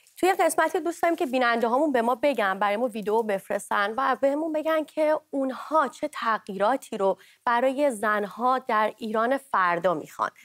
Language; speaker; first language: Persian; native; Persian